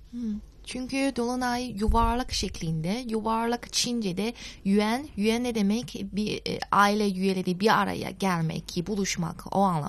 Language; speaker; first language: Turkish; non-native, fluent; Chinese